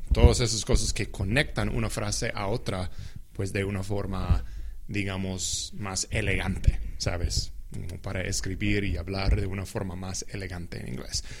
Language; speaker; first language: Spanish; non-native, fluent; English